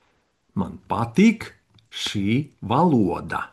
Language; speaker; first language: Latvian; non-native, learner; Russian